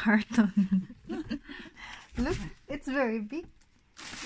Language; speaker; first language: English; non-native, fluent; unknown